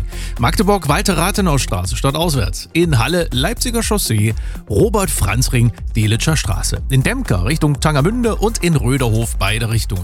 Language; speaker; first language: German; native; German